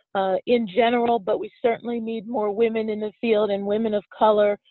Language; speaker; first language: English; native; English